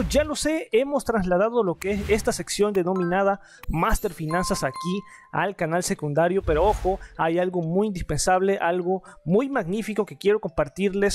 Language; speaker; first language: Spanish; native; Spanish